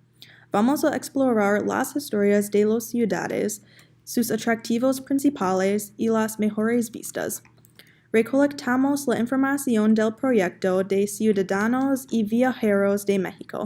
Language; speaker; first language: Spanish; non-native, learner; English